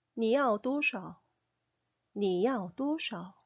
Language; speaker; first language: Chinese; non-native, fluent; Korean